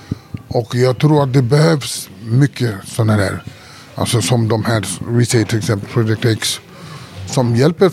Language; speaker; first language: Swedish; early bilingual, other home language; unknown